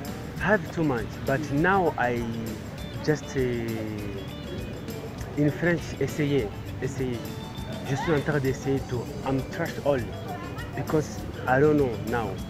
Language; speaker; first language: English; non-native, learner; French